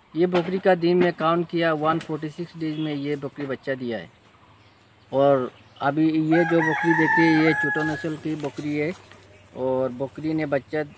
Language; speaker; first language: Hindi; non-native, local second language; Bangla